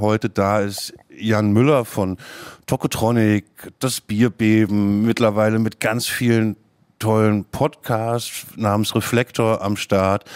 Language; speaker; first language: German; native; German